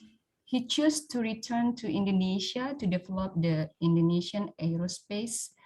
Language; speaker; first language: English; non-native, learner; Indonesian